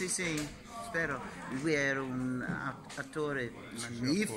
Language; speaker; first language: Italian; non-native, fluent; English